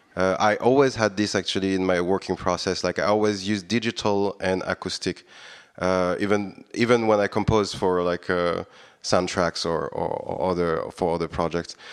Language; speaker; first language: English; non-native, fluent; French